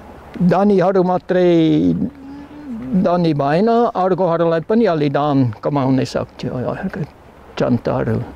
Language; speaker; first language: Nepali; non-native, learner; German